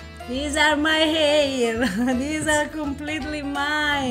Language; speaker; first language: English; non-native, fluent; Italian